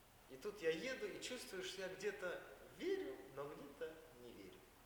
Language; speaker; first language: Russian; native; Russian